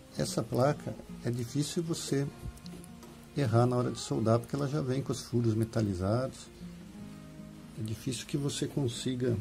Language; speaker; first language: Portuguese; native; Portuguese